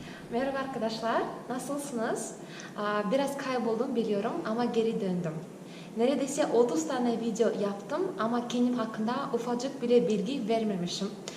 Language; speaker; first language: Turkish; non-native, fluent; Kazakh